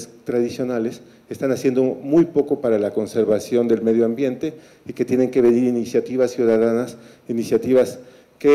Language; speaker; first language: Spanish; native; Spanish